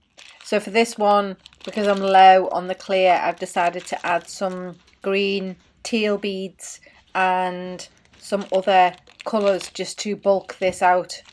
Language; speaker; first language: English; native; English